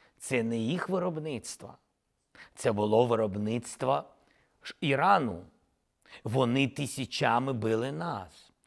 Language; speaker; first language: Ukrainian; non-native, local second language; Russian